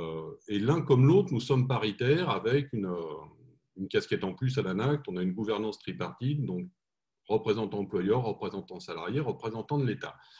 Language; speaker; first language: French; native; French